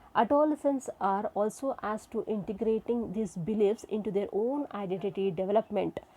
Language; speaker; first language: English; non-native, local second language; Kannada